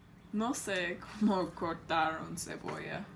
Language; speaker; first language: Spanish; non-native, learner; English